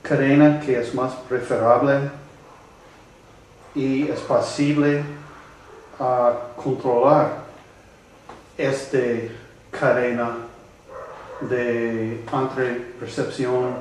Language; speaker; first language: Spanish; non-native, learner; English